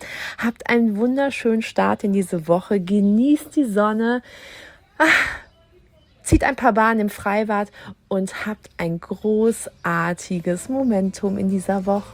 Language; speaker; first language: German; native; German